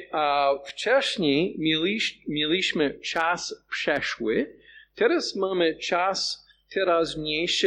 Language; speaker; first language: Polish; non-native, fluent; English